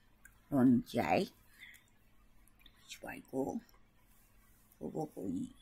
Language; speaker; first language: Cantonese; non-native, learner; Japanese